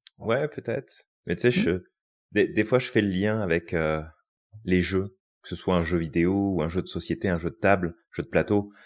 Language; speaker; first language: French; native; French